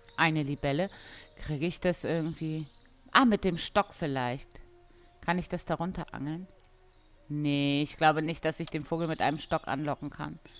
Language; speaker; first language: German; native; German